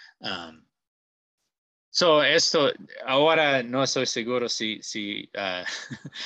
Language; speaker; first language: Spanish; non-native, learner; English